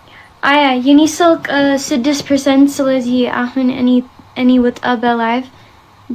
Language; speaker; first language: Amharic; early bilingual, heritage; Amharic